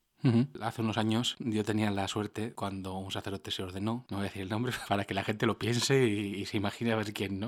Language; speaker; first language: Spanish; native; Spanish